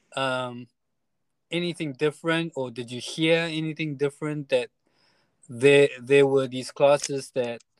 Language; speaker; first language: English; non-native, fluent; Chinese